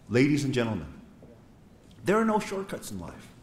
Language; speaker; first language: English; non-native, fluent; Korean